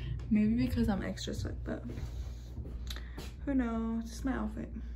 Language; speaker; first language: English; early bilingual, other home language; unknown